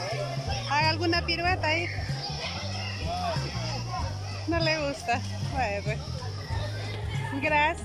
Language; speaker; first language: Spanish; native; Spanish